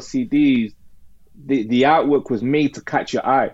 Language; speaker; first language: English; native; English